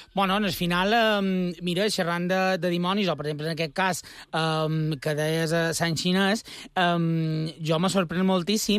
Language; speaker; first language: Catalan; native; Catalan